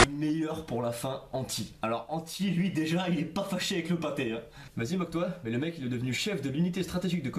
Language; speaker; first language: French; native; French